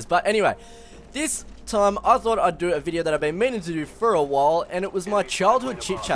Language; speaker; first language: English; native; English